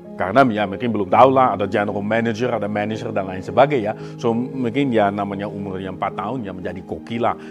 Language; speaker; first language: Indonesian; non-native, fluent; Dutch